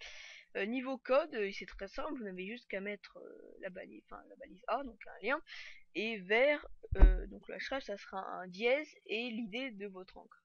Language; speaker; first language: French; native; French